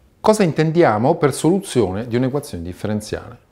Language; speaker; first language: Italian; native; Italian